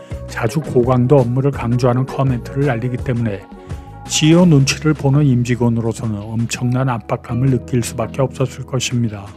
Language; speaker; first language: Korean; native; Korean